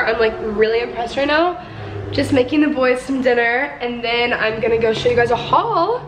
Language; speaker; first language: English; native; English